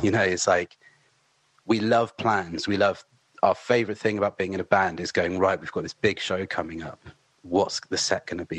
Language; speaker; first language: English; native; English